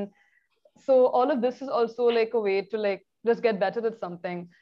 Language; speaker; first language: English; non-native, local second language; Malayalam